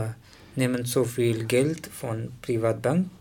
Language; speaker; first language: German; non-native, learner; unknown